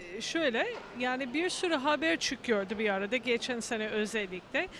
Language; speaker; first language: Turkish; non-native, fluent; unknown